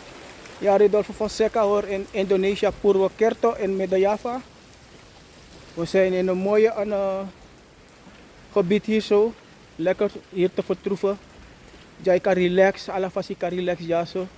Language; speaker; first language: Dutch; non-native, local second language; Sranan Tongo